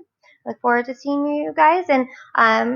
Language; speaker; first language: English; native; English